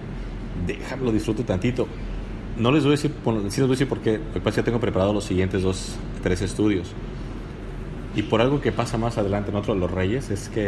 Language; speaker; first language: Spanish; native; Spanish